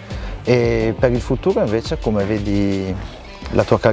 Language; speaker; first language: Italian; native; Italian